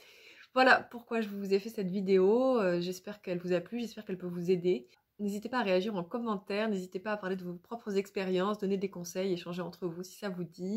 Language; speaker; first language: French; native; French